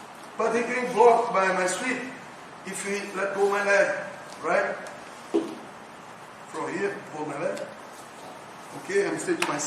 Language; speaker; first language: English; non-native, learner; Portuguese